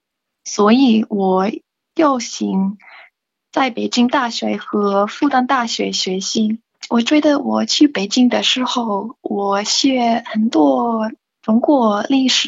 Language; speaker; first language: Chinese; non-native, learner; English